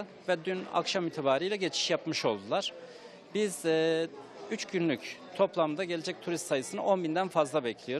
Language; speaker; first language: Turkish; native; Turkish